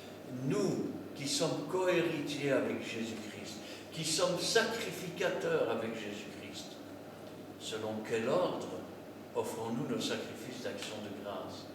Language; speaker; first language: French; native; French